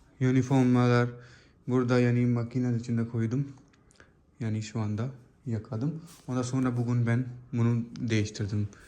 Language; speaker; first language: Turkish; non-native, learner; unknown